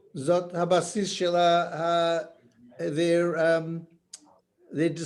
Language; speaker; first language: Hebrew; non-native, learner; English